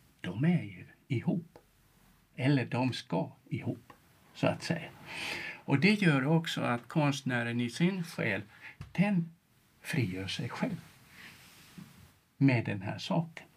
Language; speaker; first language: Swedish; non-native, local second language; Finnish